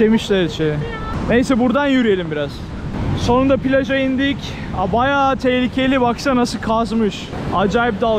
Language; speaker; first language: Turkish; native; Turkish